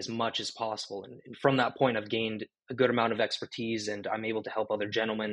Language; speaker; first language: English; native; English